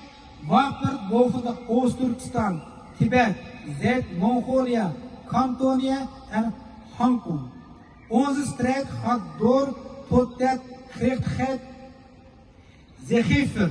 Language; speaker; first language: Dutch; non-native, fluent; Uyghur